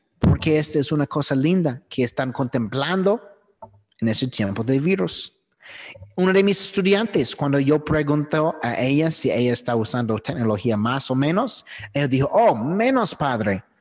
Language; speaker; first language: Spanish; non-native, fluent; English